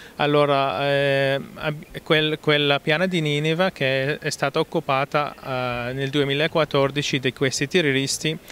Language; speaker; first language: Italian; non-native, fluent; Arabic